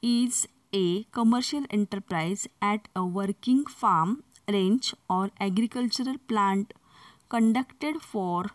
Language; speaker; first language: English; non-native, local second language; Marathi